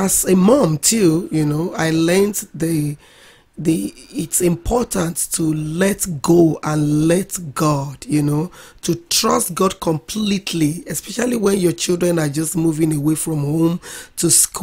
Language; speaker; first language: English; non-native, local second language; Yoruba